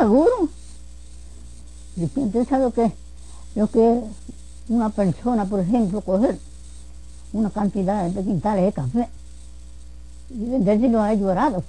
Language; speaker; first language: Spanish; native; Spanish